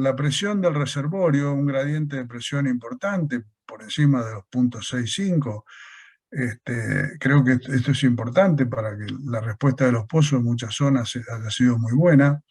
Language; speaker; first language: Spanish; native; Spanish